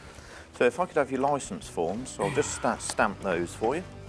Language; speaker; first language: English; native; English